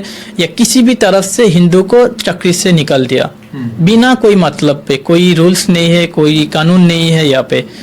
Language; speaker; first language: Hindi; non-native, learner; Bangla